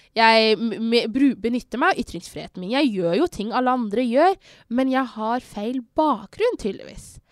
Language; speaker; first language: Norwegian; early bilingual, other home language; Somali